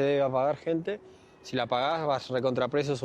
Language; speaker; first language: Spanish; native; Spanish